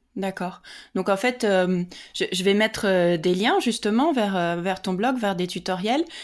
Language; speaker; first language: French; native; French